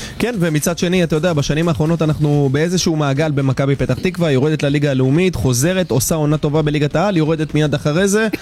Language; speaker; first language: Hebrew; native; Hebrew